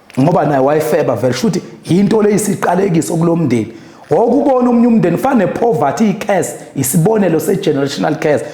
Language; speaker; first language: Zulu; native; Zulu